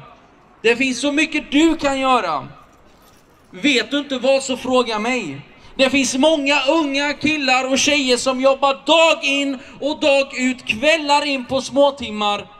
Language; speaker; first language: Swedish; early bilingual, other home language; Assyrian Neo-Aramaic